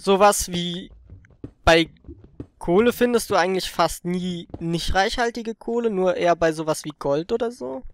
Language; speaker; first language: German; native; German